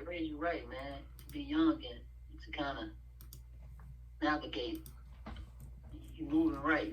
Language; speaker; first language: English; native; English